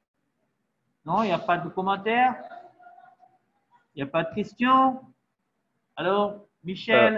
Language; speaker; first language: French; non-native, fluent; Spanish